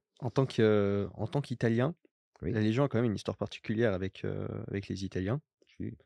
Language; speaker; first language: French; native; French